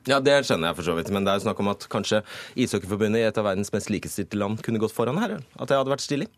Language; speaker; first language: Norwegian; native; Norwegian